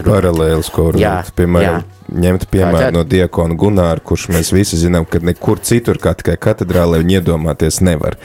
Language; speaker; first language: Latvian; native; Latvian